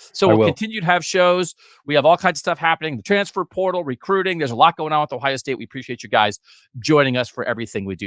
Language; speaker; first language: English; native; English